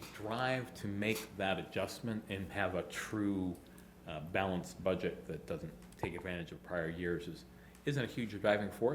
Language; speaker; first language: English; native; English